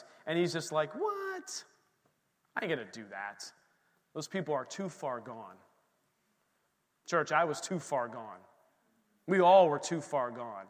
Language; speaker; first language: English; native; English